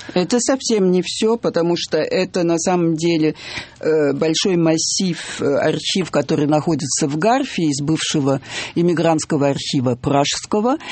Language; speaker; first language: Russian; early bilingual, heritage; French